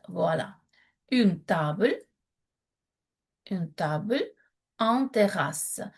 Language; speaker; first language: French; non-native, fluent; Ukrainian